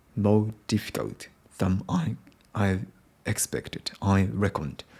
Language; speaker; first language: English; non-native, learner; Japanese